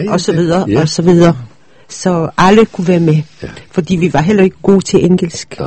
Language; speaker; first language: Danish; early bilingual, other home language; Polish